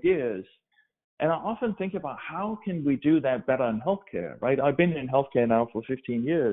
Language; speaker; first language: English; non-native, fluent; Danish